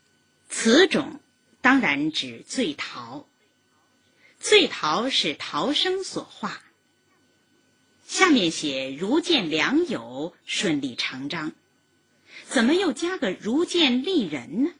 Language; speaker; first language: Chinese; native; Chinese